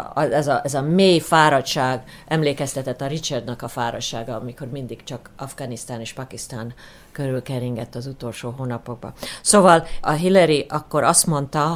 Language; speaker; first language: Hungarian; early bilingual, heritage; Hungarian